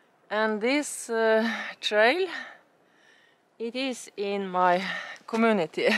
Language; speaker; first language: English; non-native, learner; Norwegian